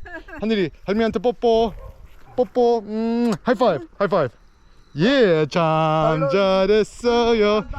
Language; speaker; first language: Korean; non-native, learner; English